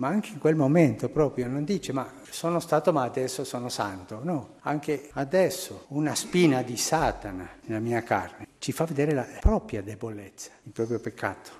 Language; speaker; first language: Italian; non-native, fluent; Spanish